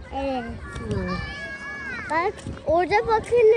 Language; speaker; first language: Turkish; early bilingual, other home language; Dutch